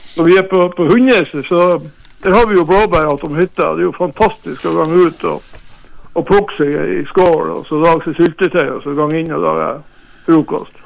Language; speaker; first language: Norwegian; native; Norwegian